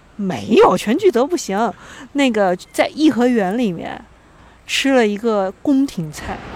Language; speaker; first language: Chinese; native; Chinese